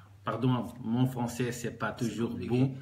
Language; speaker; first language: French; non-native, learner; Portuguese